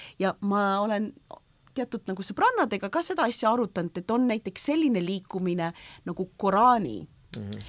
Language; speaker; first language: Estonian; early bilingual, heritage; Estonian